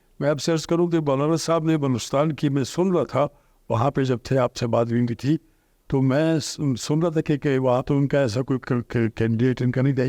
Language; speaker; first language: Urdu; non-native, local second language; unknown